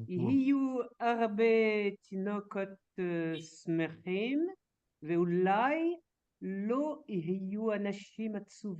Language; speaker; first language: Hebrew; non-native, learner; French